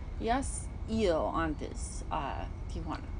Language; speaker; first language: Spanish; non-native, fluent; English